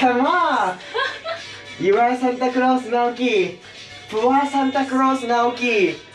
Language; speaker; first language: English; non-native, learner; Japanese